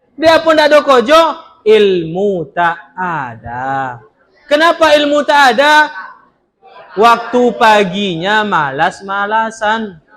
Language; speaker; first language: Malay; non-native, local second language; Minangkabau